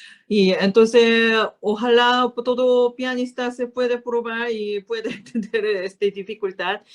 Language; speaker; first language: Spanish; non-native, learner; Korean